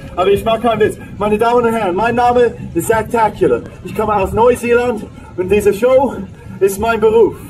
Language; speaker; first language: German; non-native, learner; English